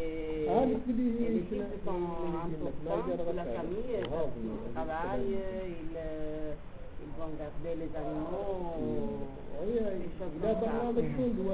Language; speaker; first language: French; non-native, fluent; Italian